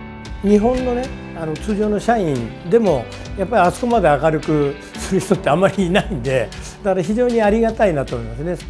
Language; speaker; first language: Japanese; native; Japanese